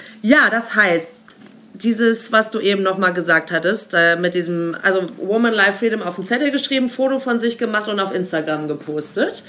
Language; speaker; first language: German; native; German